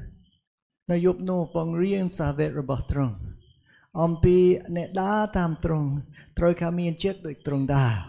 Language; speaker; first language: Khmer; non-native, fluent; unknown